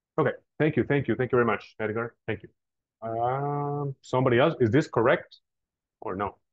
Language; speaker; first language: English; non-native, fluent; Spanish